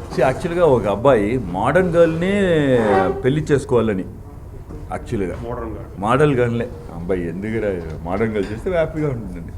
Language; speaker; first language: Telugu; non-native, learner; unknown